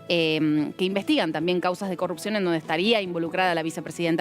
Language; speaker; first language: Spanish; native; Spanish